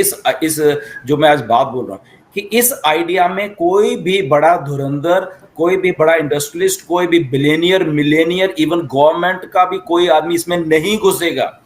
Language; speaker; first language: Hindi; native; Hindi